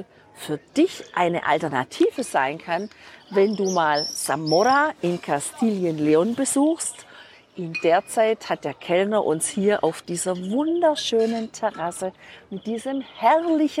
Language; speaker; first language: German; native; German